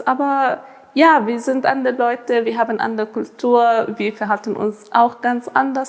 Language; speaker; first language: German; non-native, fluent; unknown